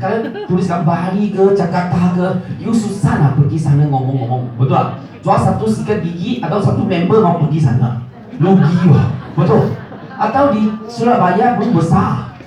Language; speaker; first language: Malay; non-native, local second language; Min Nan Chinese